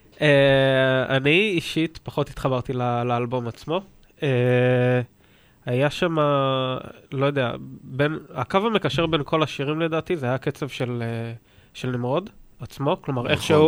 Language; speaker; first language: Hebrew; native; Hebrew